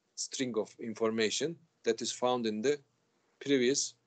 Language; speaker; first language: English; non-native, fluent; Turkish